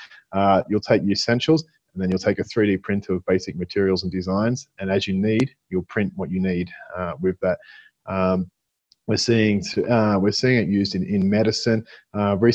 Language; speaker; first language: English; native; English